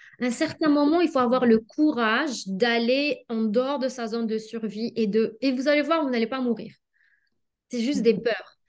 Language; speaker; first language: French; non-native, local second language; Arabic